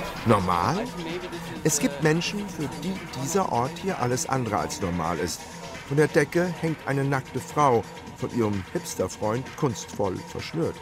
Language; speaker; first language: German; native; German